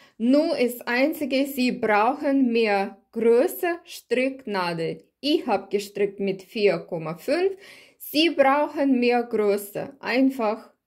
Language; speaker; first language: German; non-native, learner; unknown